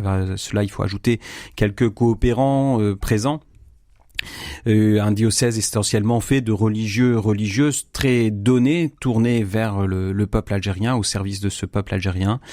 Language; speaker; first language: French; native; French